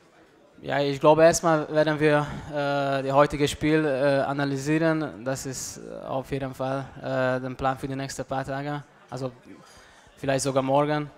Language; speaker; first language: German; non-native, fluent; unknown